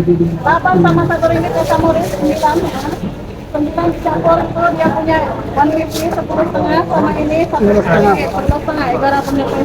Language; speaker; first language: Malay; non-native, local second language; Javanese